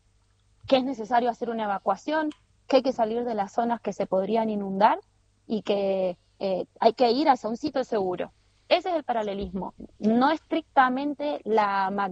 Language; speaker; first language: Spanish; native; Spanish